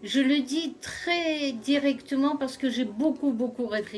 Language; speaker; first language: French; non-native, fluent; Russian